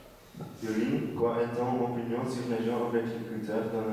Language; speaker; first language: French; non-native, learner; Dutch